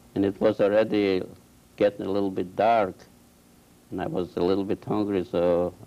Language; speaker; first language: English; non-native, fluent; Polish